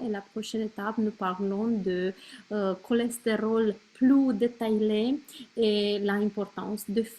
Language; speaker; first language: French; non-native, learner; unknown